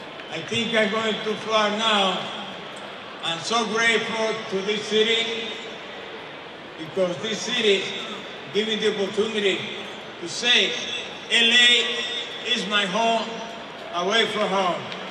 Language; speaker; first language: English; non-native, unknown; Spanish